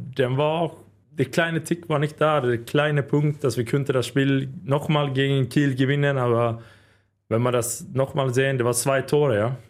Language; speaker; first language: German; non-native, learner; Swedish